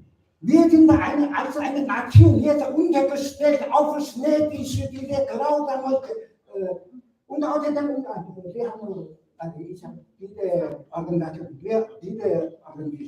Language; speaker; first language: German; non-native, learner; Mongolian